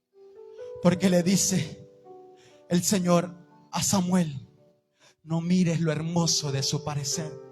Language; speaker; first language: Spanish; native; Spanish